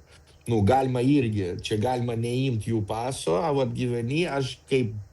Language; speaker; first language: Lithuanian; non-native, local second language; Russian